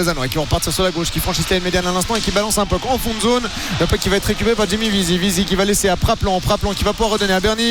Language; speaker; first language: French; native; French